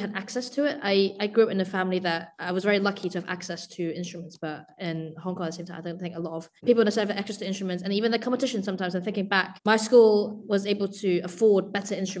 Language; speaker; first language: English; non-native, local second language; Cantonese